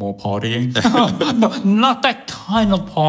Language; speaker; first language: English; early bilingual, other home language; Chinese